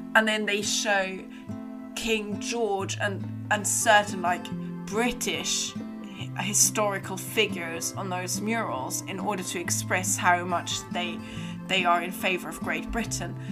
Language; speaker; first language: English; non-native, fluent; German